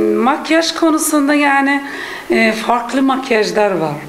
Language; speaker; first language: Turkish; non-native, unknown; Persian